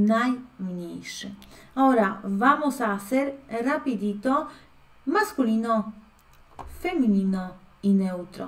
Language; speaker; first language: Spanish; non-native, fluent; Polish